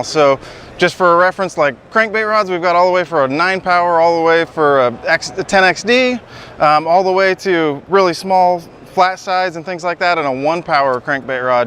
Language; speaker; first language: English; native; English